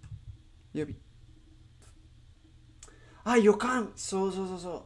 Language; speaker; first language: Japanese; non-native, learner; Spanish